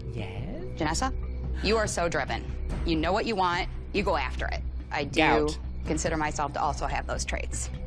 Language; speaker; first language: English; native; English